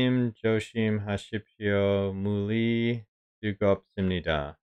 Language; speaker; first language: Korean; non-native, learner; English